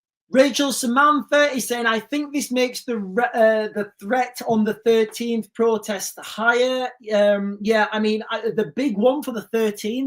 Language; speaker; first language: English; native; English